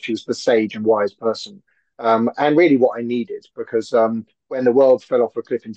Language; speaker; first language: English; native; English